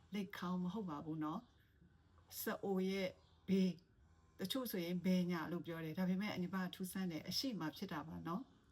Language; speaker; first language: Burmese; non-native, local second language; Shan